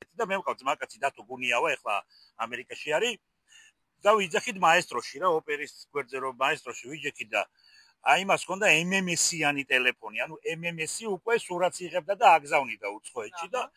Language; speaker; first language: Georgian; native; Georgian